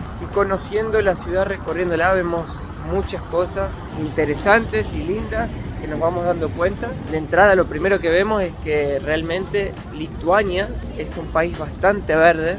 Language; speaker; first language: Spanish; native; Spanish